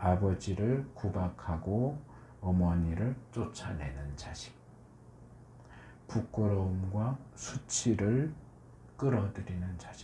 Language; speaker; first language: Korean; native; Korean